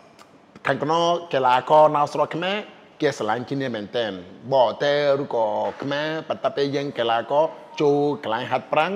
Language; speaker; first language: Khmer; non-native, fluent; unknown